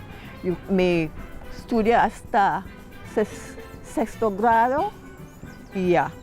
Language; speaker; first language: Spanish; non-native, learner; English